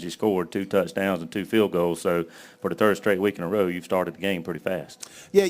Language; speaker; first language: English; native; English